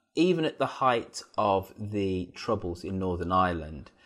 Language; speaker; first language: English; native; English